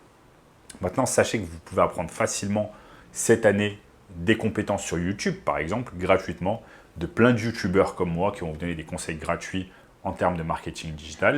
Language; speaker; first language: French; native; French